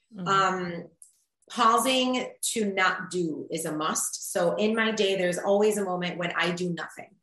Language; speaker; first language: English; early bilingual, other home language; Spanish